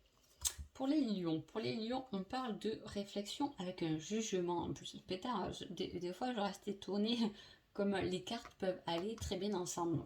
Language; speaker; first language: French; native; French